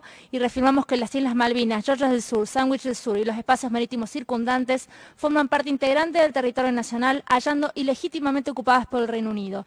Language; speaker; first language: Spanish; native; Spanish